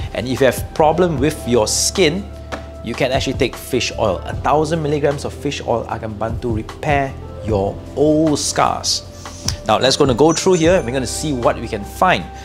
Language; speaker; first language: English; non-native, local second language; Malay